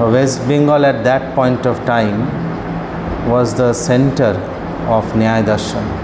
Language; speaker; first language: English; non-native, local second language; Bangla